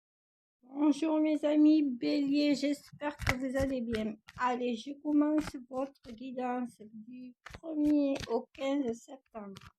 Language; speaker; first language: French; native; French